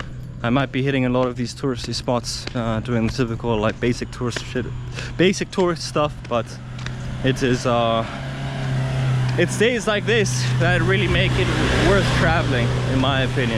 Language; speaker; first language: English; non-native, fluent; Finnish